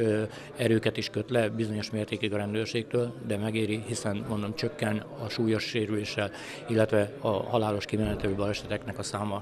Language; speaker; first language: Hungarian; native; Hungarian